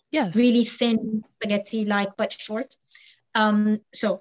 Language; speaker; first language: English; non-native, fluent; Arabic